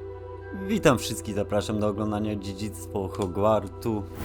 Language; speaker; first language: Polish; native; Polish